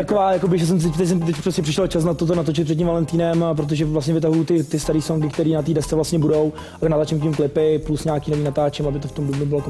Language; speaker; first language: Czech; native; Czech